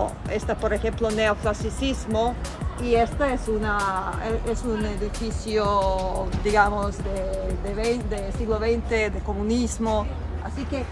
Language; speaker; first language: Spanish; non-native, fluent; Serbian